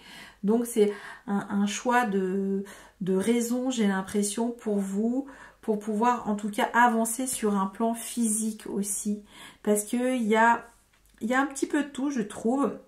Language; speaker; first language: French; native; French